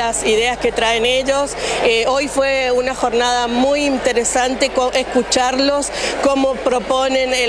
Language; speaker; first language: Spanish; native; Spanish